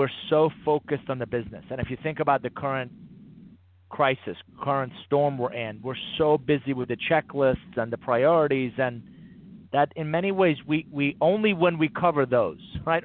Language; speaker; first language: English; non-native, fluent; Persian